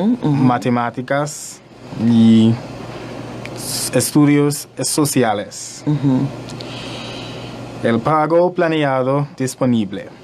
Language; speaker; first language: Spanish; non-native, learner; English